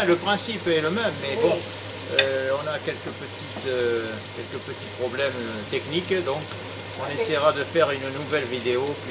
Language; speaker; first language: French; native; French